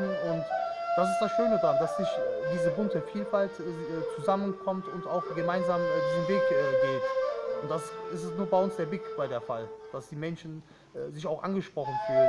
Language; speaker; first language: German; early bilingual, other home language; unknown